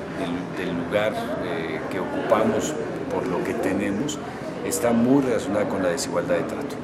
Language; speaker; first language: Spanish; native; Spanish